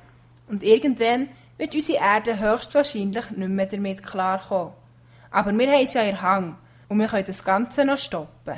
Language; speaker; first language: German; native; German